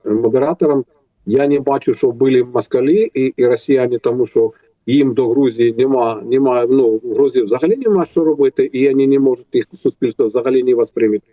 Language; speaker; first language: Ukrainian; non-native, fluent; Georgian